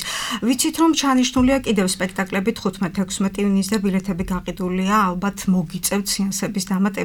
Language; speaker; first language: Georgian; native; Georgian